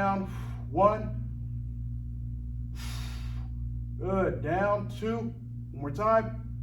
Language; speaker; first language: English; native; English